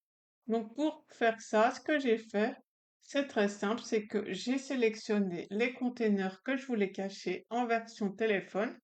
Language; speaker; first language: French; native; French